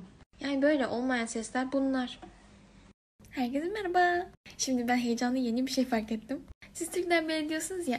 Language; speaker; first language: Turkish; non-native, fluent; Korean